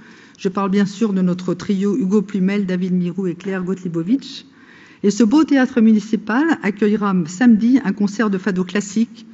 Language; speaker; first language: French; native; French